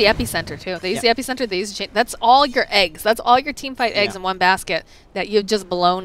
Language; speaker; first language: English; native; English